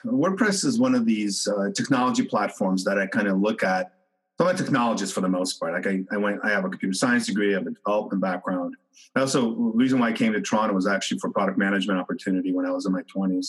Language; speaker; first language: English; native; English